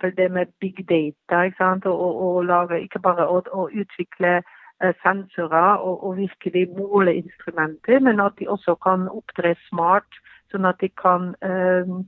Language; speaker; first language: Norwegian; non-native, fluent; Dutch